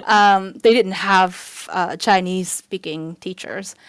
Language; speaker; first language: English; non-native, fluent; Chinese